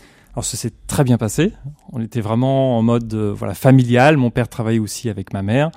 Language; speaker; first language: French; native; French